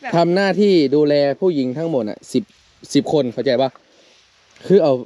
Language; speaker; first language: Thai; native; Thai